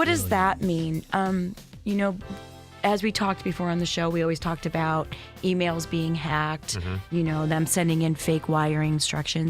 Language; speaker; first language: English; native; English